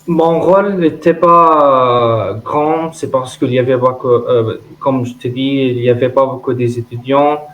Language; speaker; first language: French; non-native, learner; Arabic